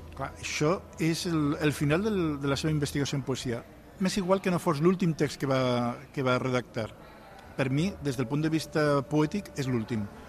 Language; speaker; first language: Catalan; non-native, local second language; Spanish